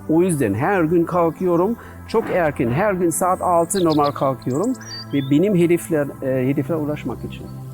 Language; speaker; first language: Turkish; non-native, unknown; German